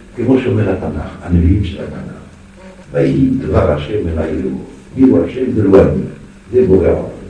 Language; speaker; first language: Hebrew; non-native, fluent; French